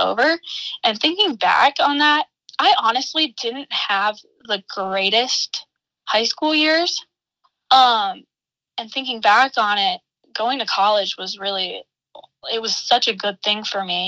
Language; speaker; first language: English; native; English